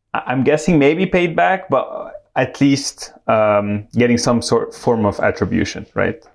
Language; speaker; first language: English; non-native, fluent; Arabic